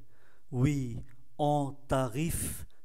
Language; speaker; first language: French; non-native, fluent; Vietnamese